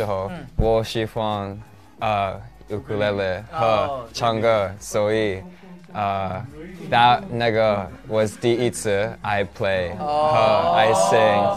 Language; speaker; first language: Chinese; early bilingual, heritage; English